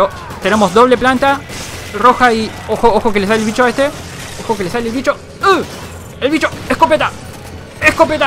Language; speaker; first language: Spanish; native; Spanish